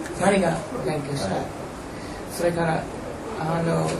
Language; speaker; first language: Japanese; non-native, learner; English